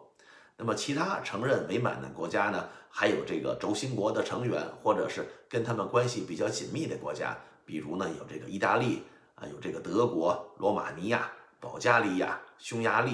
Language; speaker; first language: Chinese; native; Chinese